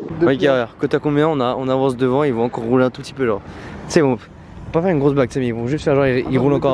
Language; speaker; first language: French; native; French